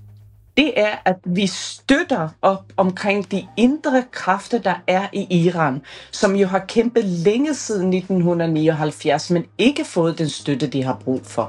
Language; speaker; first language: Danish; non-native, fluent; Persian